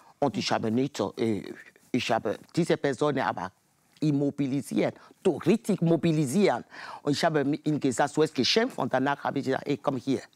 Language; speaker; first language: German; non-native, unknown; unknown